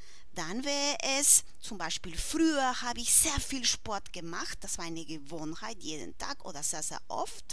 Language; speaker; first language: German; non-native, fluent; Spanish